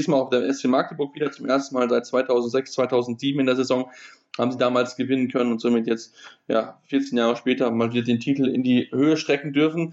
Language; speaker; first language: German; native; German